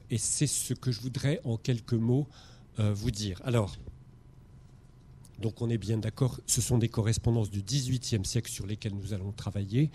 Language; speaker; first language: French; native; French